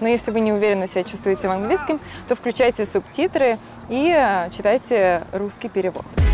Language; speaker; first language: Russian; native; Russian